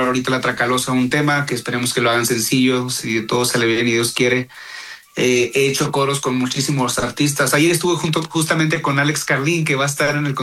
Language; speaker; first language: Spanish; native; Spanish